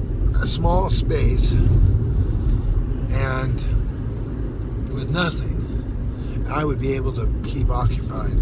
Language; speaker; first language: English; native; English